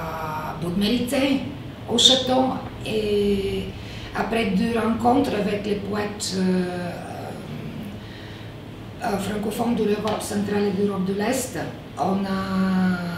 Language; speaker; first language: French; non-native, fluent; Bulgarian